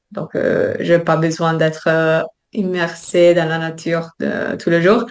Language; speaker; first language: French; non-native, fluent; Italian